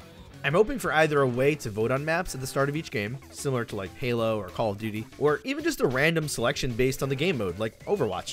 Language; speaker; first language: English; native; English